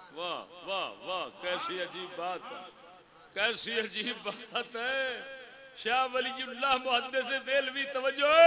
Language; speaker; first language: Urdu; non-native, local second language; Punjabi